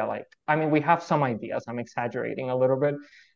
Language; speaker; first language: English; non-native, fluent; Spanish